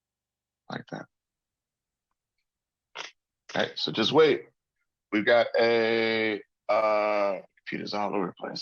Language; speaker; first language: English; native; English